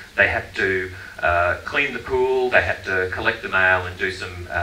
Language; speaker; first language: English; native; English